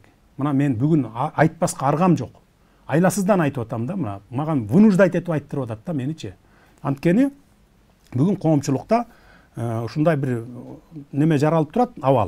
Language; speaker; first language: Kyrgyz; native; Kyrgyz